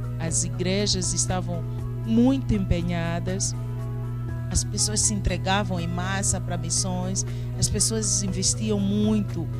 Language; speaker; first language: Portuguese; non-native, local second language; Tsonga